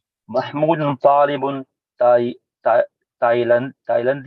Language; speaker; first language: Arabic; non-native, learner; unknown